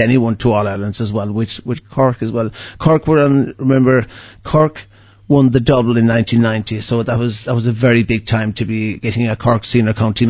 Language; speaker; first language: English; native; English